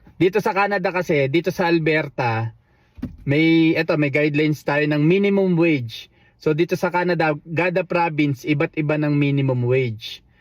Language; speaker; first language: Filipino; native; Filipino